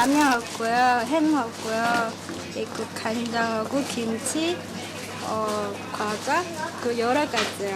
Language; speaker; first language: Korean; non-native, learner; Chinese